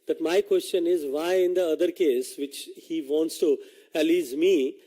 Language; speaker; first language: English; non-native, local second language; Hindi